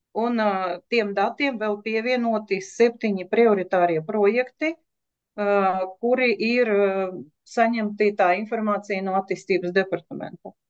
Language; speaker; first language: Latvian; non-native, local second language; Russian